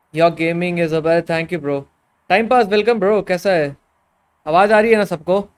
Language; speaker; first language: Hindi; native; Hindi